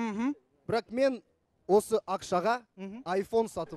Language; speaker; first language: Kazakh; non-native, local second language; Russian